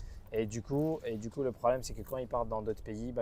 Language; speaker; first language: French; native; French